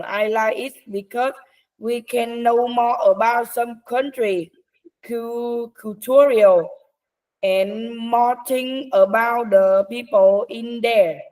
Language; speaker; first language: English; non-native, learner; Vietnamese